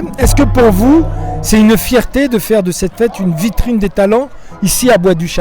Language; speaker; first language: French; native; French